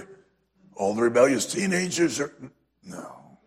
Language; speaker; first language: English; native; English